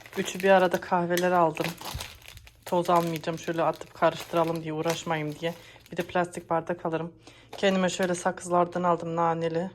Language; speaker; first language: Turkish; early bilingual, heritage; Turkish